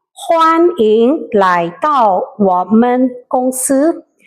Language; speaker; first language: Chinese; non-native, fluent; Khmer